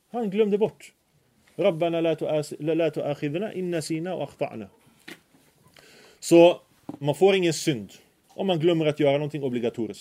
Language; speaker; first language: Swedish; early bilingual, other home language; Arabic